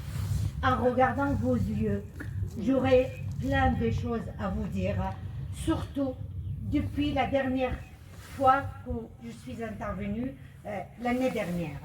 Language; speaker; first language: French; non-native, fluent; Arabic